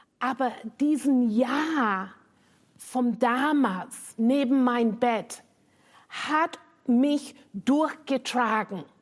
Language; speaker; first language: German; non-native, fluent; English